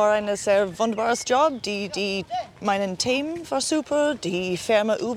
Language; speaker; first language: German; non-native, learner; English